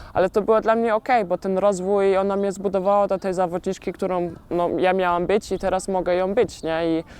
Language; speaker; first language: Polish; early bilingual, heritage; Polish